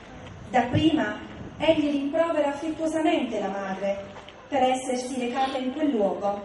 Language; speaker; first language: Italian; native; Italian